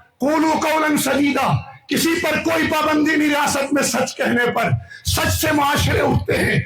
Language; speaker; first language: Urdu; non-native, local second language; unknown